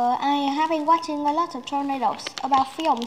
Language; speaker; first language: English; non-native, learner; Vietnamese